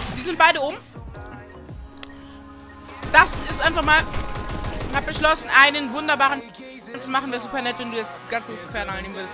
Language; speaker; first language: German; native; German